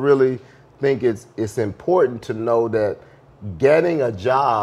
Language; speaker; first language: English; native; English